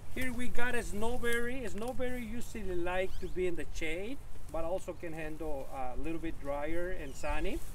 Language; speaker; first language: English; non-native, fluent; Spanish